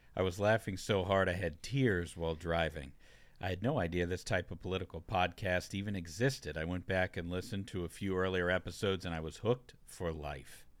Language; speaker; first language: English; native; English